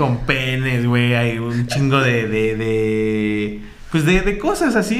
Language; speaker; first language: Spanish; native; Spanish